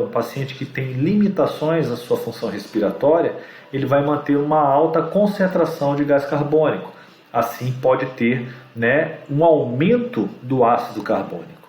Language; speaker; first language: Portuguese; native; Portuguese